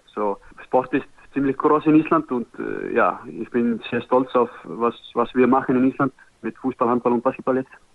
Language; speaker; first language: German; non-native, learner; Icelandic